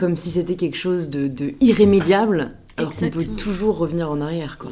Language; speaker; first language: French; native; French